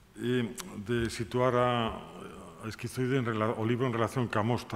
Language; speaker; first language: Spanish; non-native, local second language; Galician